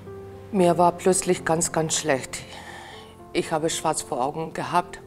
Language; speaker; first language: German; non-native, fluent; Ukrainian